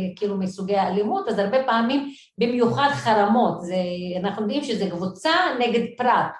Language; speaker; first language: Hebrew; non-native, local second language; Arabic